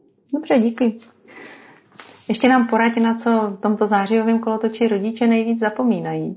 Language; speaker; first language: Czech; native; Czech